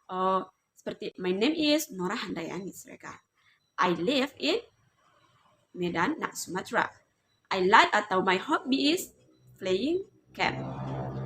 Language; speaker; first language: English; non-native, learner; Indonesian